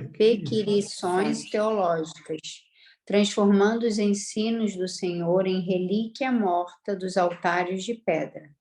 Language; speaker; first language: Portuguese; native; Portuguese